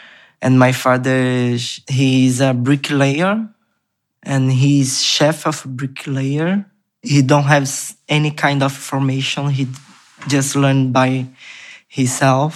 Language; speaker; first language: English; non-native, learner; Portuguese